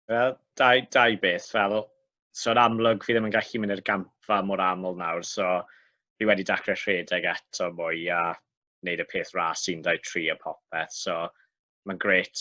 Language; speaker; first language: Welsh; native; Welsh